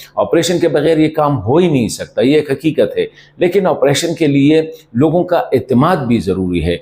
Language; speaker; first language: Urdu; non-native, local second language; Pashto